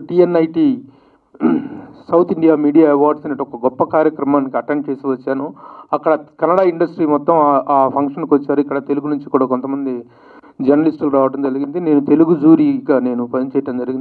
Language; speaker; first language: Telugu; native; Telugu